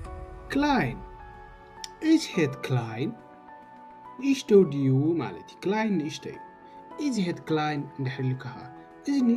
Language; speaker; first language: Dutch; non-native, learner; Tigrinya